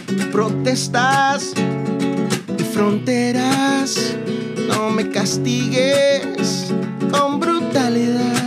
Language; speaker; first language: Spanish; early bilingual, heritage; Spanish